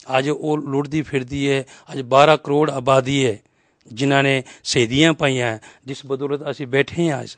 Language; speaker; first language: Punjabi; non-native, local second language; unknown